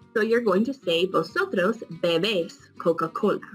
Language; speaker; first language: Spanish; non-native, fluent; English